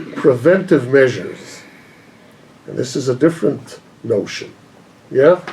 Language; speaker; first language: English; non-native, fluent; Hebrew